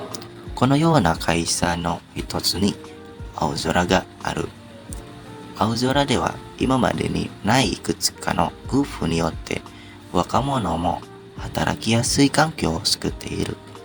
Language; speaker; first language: Japanese; non-native, learner; Indonesian